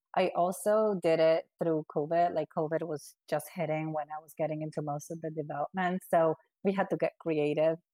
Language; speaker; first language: English; non-native, fluent; Spanish